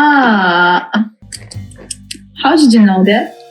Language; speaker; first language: English; non-native, fluent; Russian